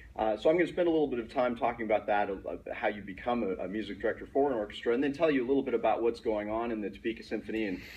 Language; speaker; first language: English; native; English